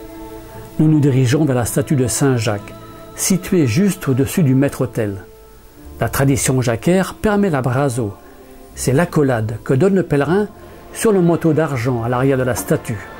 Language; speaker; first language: French; native; French